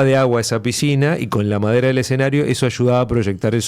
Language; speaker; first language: Spanish; native; Spanish